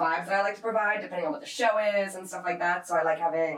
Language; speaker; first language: English; native; English